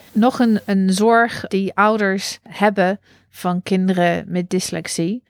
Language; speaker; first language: Dutch; non-native, fluent; English